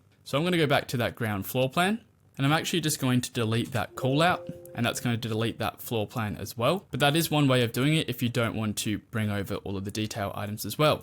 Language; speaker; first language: English; native; English